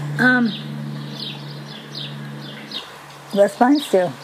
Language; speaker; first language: German; non-native, learner; English